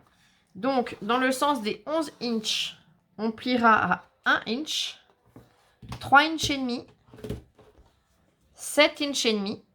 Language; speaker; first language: French; native; French